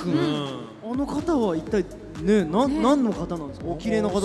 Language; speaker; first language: Japanese; native; Japanese